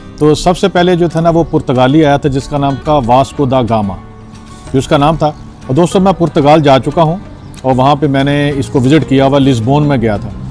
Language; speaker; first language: Urdu; native; Urdu